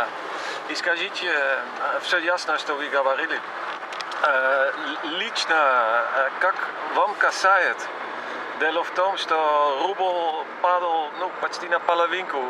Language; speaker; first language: Russian; non-native, fluent; Dutch